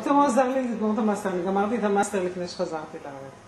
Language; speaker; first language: Hebrew; native; Hebrew